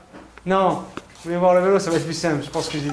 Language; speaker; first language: French; native; French